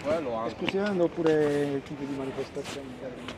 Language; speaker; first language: Italian; non-native, learner; Malayalam